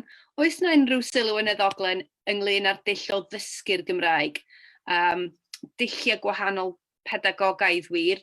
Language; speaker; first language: Welsh; native; Welsh